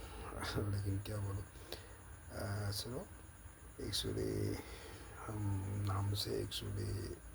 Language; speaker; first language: Hindi; non-native, local second language; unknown